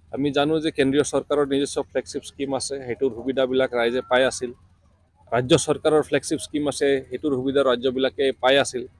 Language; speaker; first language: Assamese; non-native, local second language; Bodo